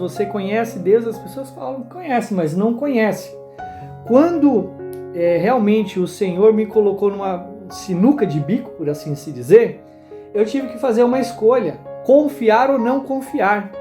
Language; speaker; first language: Portuguese; native; Portuguese